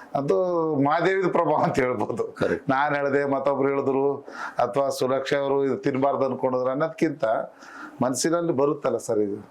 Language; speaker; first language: Kannada; native; Kannada